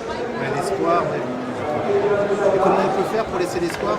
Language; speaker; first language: French; native; French